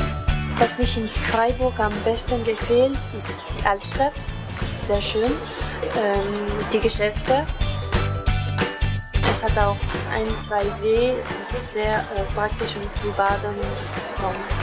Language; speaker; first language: German; non-native, local second language; French